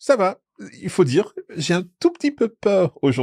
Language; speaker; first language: French; non-native, fluent; English